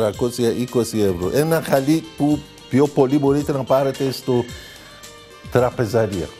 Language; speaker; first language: Greek; non-native, learner; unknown